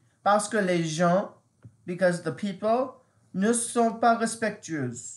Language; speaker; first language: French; non-native, fluent; English